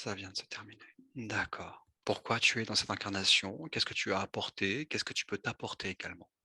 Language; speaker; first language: French; native; French